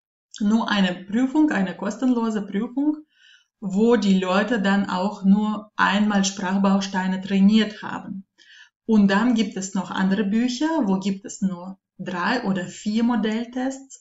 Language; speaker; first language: German; non-native, fluent; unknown